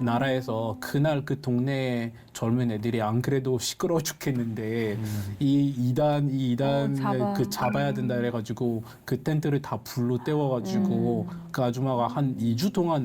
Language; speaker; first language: Korean; non-native, fluent; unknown